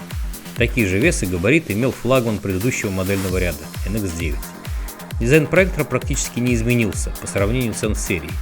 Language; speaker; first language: Russian; native; Russian